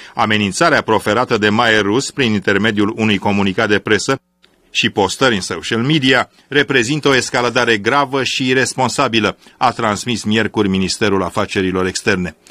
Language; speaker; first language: Romanian; native; Romanian